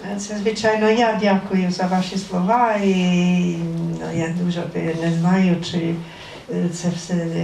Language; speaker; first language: Ukrainian; non-native, fluent; Italian